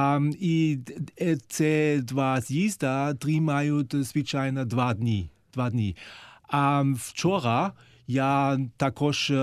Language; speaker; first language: Ukrainian; non-native, fluent; German